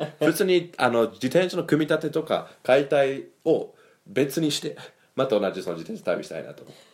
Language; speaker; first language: Japanese; non-native, fluent; English